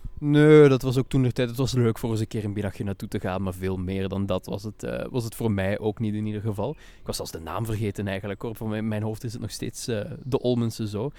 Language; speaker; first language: Dutch; native; Dutch